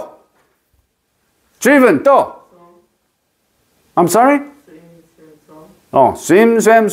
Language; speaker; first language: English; non-native, fluent; Korean